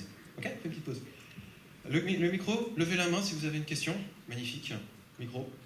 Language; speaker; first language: French; native; French